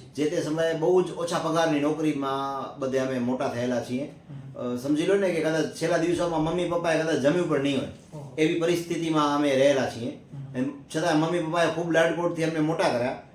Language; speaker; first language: Gujarati; native; Gujarati